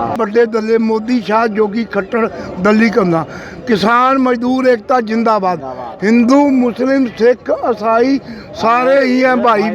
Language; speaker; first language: Hindi; non-native, local second language; Punjabi